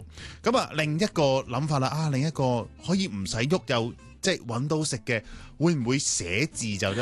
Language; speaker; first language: Cantonese; native; Cantonese